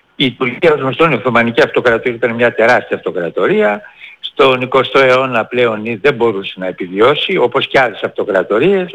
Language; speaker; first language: Greek; native; Greek